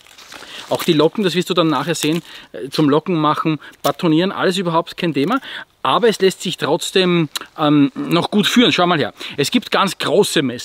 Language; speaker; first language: German; native; German